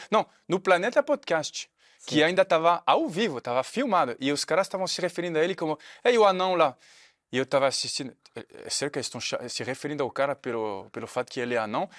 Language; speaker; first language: Portuguese; non-native, fluent; French